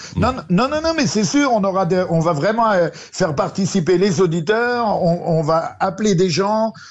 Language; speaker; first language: French; native; French